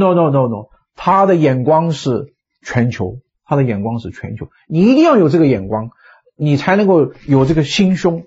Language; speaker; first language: Chinese; native; Chinese